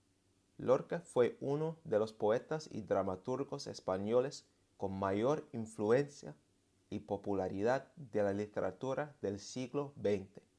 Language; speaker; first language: Spanish; non-native, fluent; English